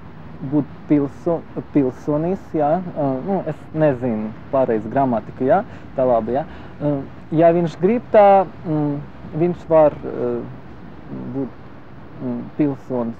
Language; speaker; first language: Latvian; non-native, local second language; Russian